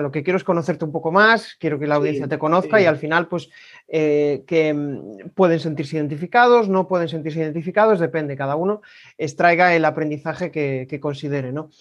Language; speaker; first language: Spanish; native; Spanish